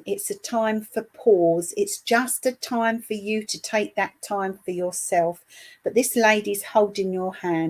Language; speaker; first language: English; native; English